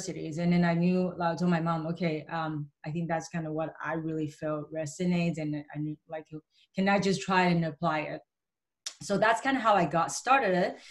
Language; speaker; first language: English; native; English